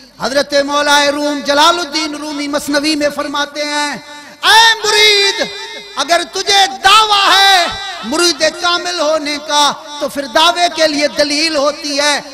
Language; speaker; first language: Urdu; non-native, local second language; Sindhi